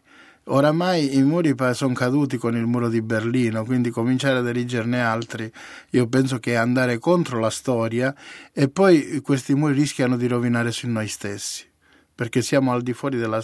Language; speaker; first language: Italian; native; Italian